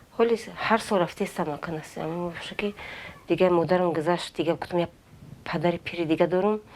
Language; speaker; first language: Tajik; non-native, fluent; Avaric